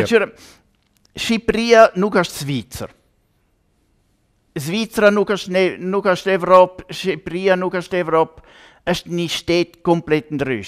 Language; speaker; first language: Albanian; non-native, learner; German